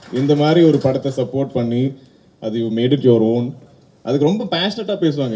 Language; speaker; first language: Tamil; non-native, fluent; Malayalam